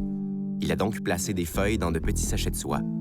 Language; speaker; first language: French; native; French